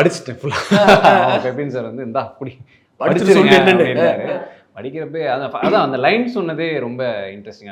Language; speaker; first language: Tamil; native; Tamil